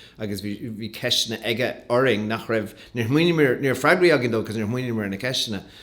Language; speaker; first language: Irish; native; Irish